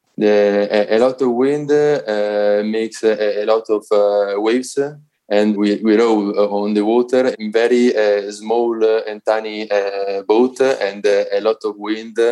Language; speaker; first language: English; non-native, learner; Italian